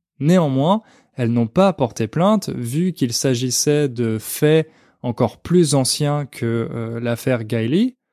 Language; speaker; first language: French; native; French